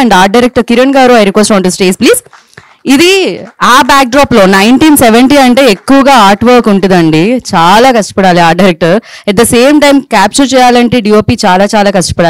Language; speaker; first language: Telugu; native; Telugu